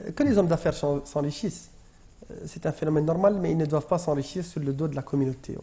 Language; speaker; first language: French; non-native, local second language; Arabic